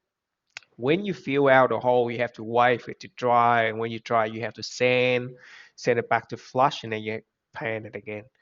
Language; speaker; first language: English; non-native, fluent; Vietnamese